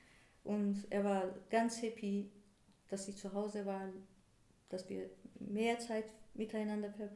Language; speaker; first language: German; non-native, fluent; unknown